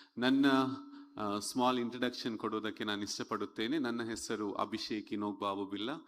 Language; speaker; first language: Kannada; non-native, local second language; Telugu